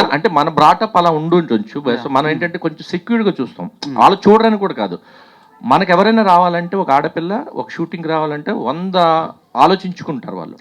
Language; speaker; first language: Telugu; native; Telugu